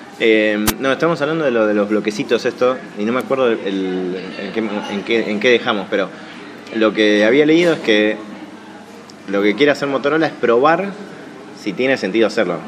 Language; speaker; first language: Spanish; native; Spanish